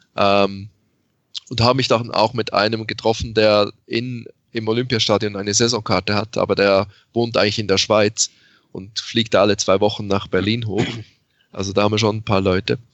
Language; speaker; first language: German; native; German